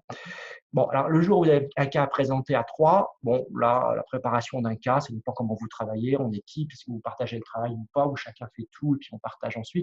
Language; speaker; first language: French; native; French